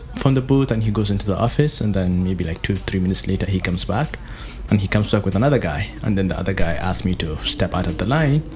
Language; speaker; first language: English; non-native, local second language; Hausa